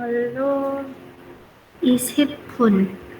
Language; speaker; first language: Korean; non-native, learner; Indonesian